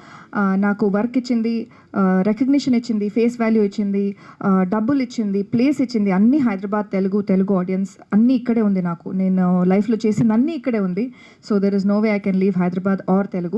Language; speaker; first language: Telugu; non-native, fluent; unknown